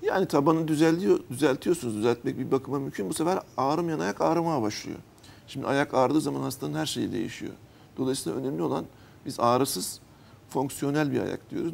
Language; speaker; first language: Turkish; native; Turkish